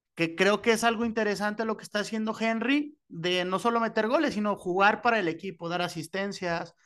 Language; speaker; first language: Spanish; native; Spanish